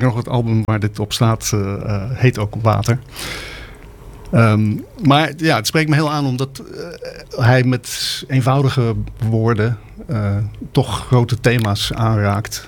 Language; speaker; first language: Dutch; native; Dutch